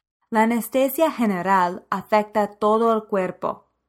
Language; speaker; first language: Spanish; non-native, fluent; English